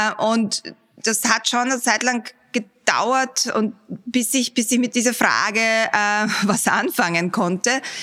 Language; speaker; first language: German; early bilingual, other home language; Bosnian